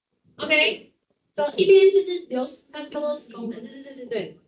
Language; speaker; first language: Chinese; native; Chinese